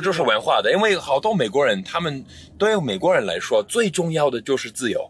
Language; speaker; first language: Chinese; non-native, fluent; English